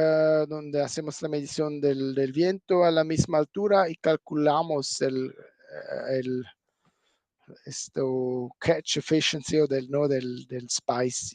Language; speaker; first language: Spanish; non-native, fluent; German